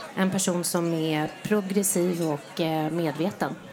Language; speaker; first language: Swedish; native; Swedish